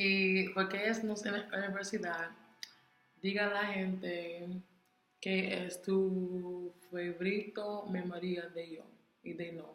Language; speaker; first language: Spanish; non-native, learner; English